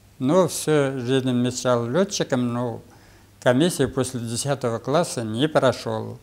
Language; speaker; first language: Russian; non-native, local second language; Bashkir